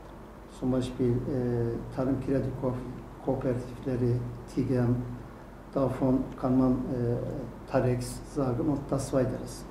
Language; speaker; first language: German; non-native, learner; Turkish